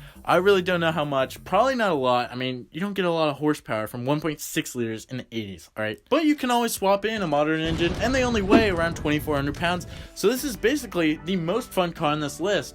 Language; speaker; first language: English; native; English